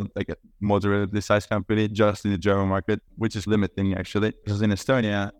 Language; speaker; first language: English; non-native, fluent; Estonian